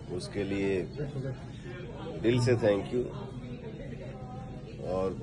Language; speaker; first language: Hindi; non-native, local second language; Bhojpuri